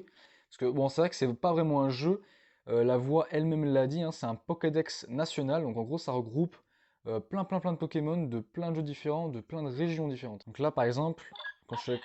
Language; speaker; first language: French; native; French